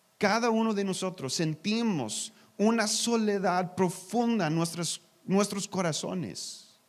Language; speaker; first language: Spanish; non-native, learner; English